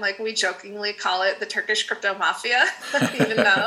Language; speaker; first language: English; non-native, fluent; Dutch